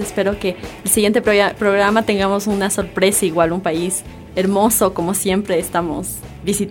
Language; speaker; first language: Spanish; native; Spanish